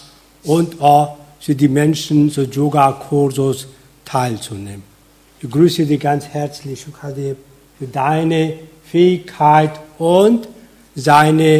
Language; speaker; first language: German; non-native, fluent; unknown